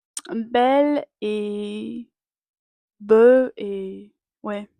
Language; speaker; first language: French; non-native, learner; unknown